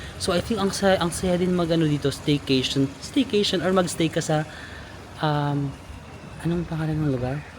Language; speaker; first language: Filipino; non-native, local second language; Waray